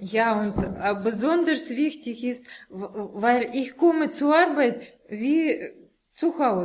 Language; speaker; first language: German; non-native, learner; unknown